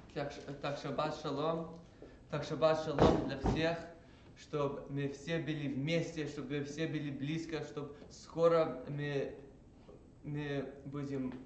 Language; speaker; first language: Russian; early bilingual, heritage; English